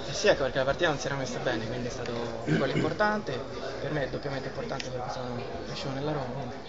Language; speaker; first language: Italian; native; Italian